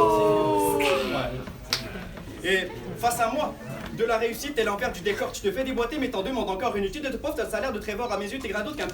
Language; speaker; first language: French; native; French